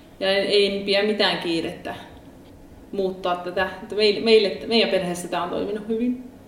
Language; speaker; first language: Finnish; early bilingual, heritage; Finnish